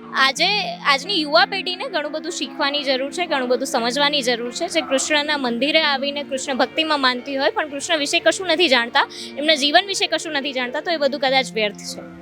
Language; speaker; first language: Gujarati; native; Gujarati